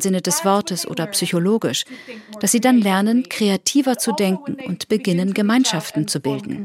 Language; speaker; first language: German; native; German